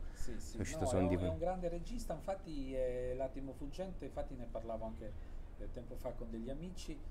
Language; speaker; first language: Italian; native; Italian